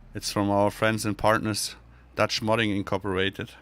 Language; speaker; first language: English; non-native, fluent; German